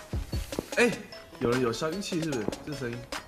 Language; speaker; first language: Chinese; native; Chinese